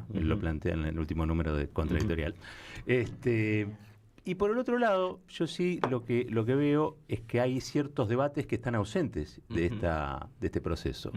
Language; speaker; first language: Spanish; native; Spanish